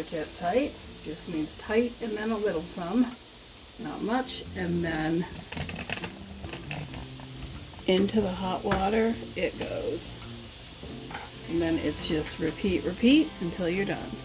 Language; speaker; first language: English; native; English